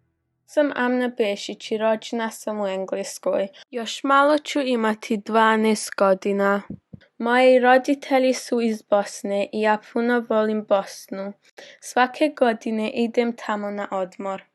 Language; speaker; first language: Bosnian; early bilingual, heritage; English